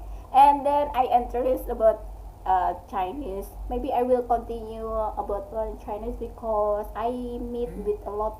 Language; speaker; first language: English; non-native, learner; Indonesian